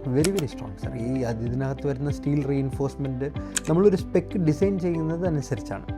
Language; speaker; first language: Malayalam; non-native, local second language; Tamil